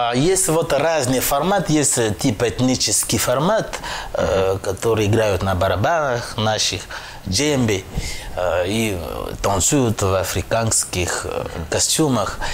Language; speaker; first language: Russian; non-native, fluent; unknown